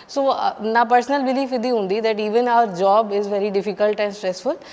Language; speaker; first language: English; non-native, local second language; Hindi